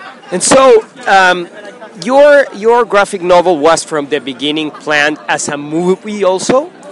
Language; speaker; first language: English; non-native, fluent; Spanish